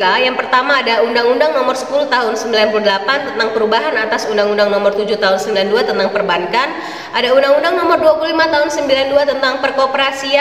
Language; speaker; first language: Indonesian; native; Indonesian